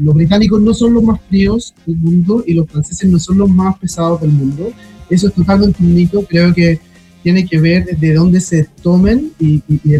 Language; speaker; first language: Spanish; native; Spanish